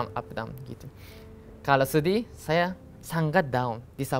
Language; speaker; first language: Indonesian; non-native, learner; Japanese